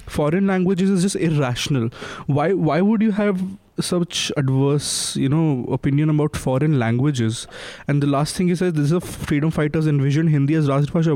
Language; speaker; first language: English; non-native, local second language; Hindi